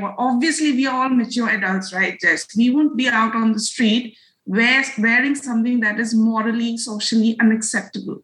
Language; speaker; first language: English; non-native, local second language; Bangla